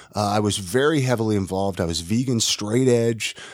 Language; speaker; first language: English; native; English